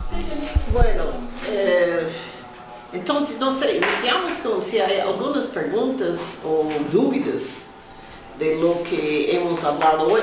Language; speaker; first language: Spanish; non-native, fluent; Portuguese